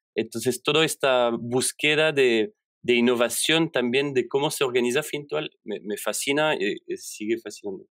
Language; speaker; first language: Spanish; non-native, fluent; French